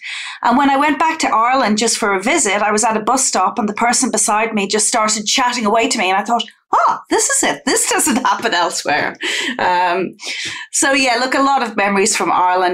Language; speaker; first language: English; native; English